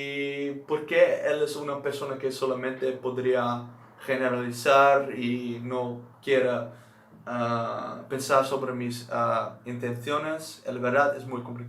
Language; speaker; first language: Spanish; non-native, learner; Dutch